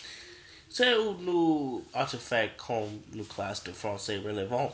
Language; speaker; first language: French; non-native, learner; English